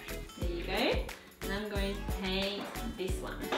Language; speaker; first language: English; native; English